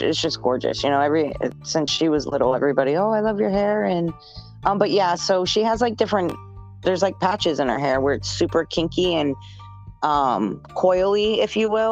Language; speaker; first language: English; native; English